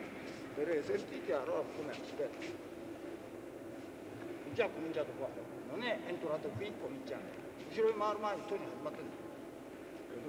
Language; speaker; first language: Italian; non-native, learner; Japanese